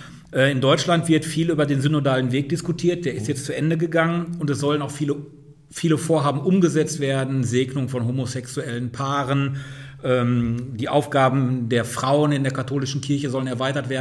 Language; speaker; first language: German; native; German